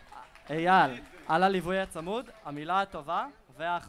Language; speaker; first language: Hebrew; native; Hebrew